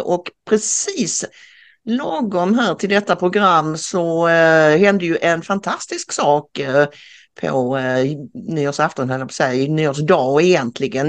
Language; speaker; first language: Swedish; native; Swedish